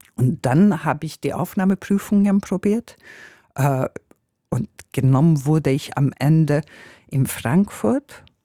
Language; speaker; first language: German; non-native, fluent; Hungarian